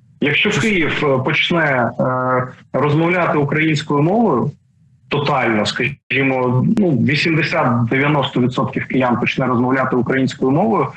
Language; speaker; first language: Ukrainian; non-native, local second language; Russian